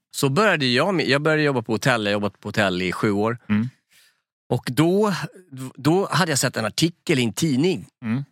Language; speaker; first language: Swedish; native; Swedish